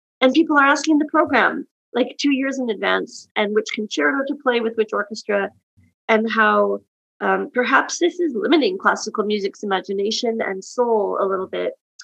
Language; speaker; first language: English; native; English